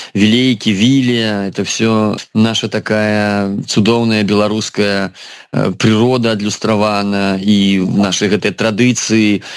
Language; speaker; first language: Belarusian; non-native, local second language; Russian